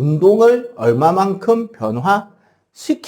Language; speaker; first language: Korean; native; Korean